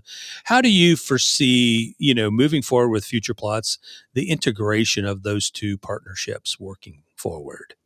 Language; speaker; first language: English; native; English